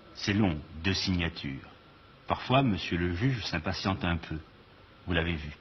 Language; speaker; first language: French; native; French